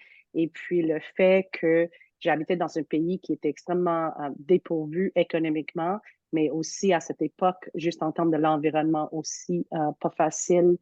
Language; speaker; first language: French; native; French